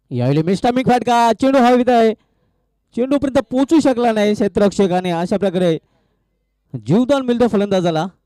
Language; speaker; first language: Marathi; native; Marathi